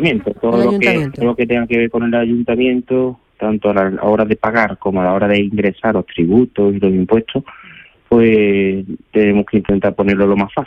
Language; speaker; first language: Spanish; native; Spanish